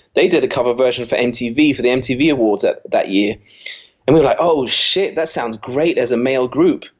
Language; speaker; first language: English; native; English